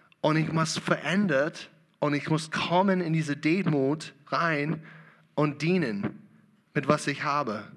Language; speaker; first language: German; non-native, learner; English